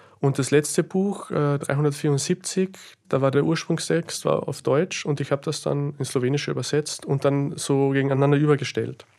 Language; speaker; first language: German; native; German